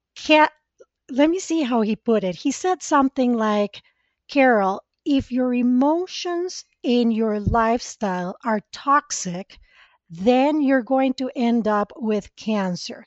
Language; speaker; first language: English; non-native, fluent; Spanish